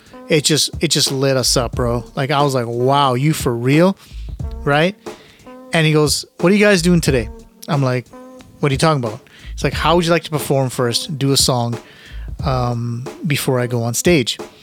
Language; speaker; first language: English; early bilingual, other home language; Punjabi